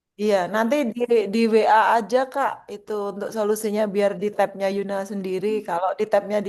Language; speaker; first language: Indonesian; native; Indonesian